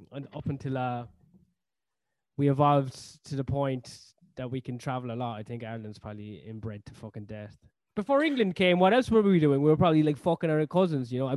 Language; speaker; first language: English; native; English